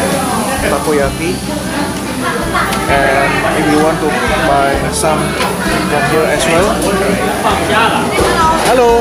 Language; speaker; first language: English; non-native, learner; Indonesian